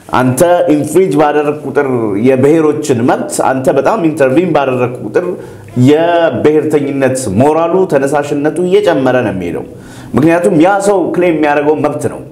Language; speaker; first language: Amharic; non-native, local second language; Oromo